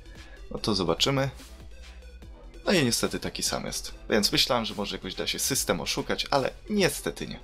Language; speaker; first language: Polish; native; Polish